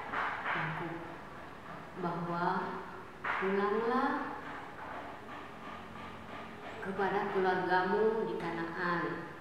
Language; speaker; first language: Indonesian; native; Indonesian